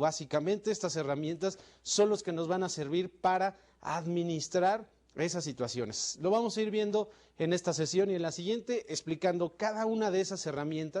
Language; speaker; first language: Spanish; native; Spanish